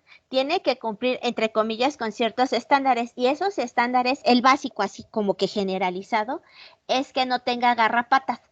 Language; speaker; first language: Spanish; native; Spanish